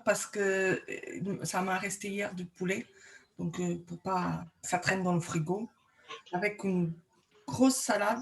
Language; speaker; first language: French; non-native, fluent; Portuguese